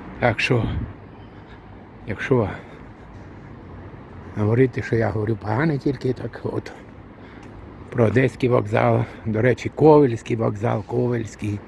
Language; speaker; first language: Ukrainian; non-native, local second language; Russian